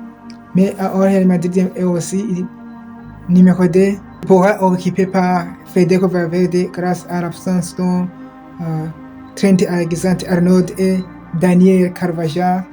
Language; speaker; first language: French; non-native, local second language; Kinyarwanda